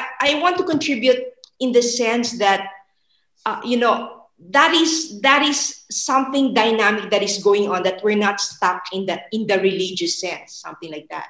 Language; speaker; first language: English; non-native, local second language; Filipino